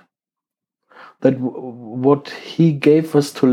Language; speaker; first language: English; non-native, fluent; German